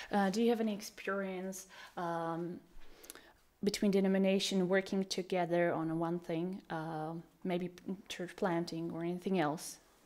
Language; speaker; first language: English; non-native, fluent; Czech